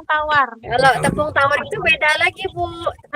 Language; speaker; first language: Malay; native; Malay